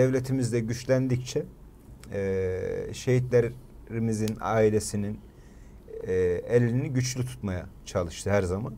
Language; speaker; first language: Turkish; native; Turkish